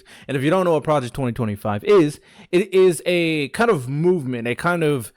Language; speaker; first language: English; native; English